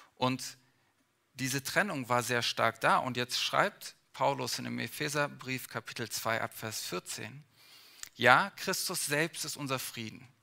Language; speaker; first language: German; early bilingual, other home language; English